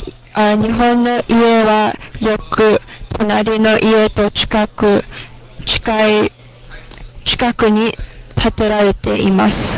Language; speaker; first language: Japanese; non-native, learner; English